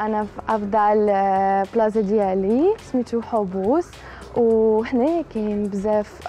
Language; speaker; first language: Arabic; non-native, learner; Russian